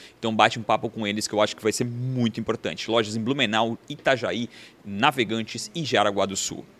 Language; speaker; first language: Portuguese; native; Portuguese